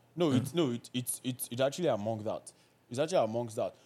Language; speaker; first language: English; non-native, local second language; Yoruba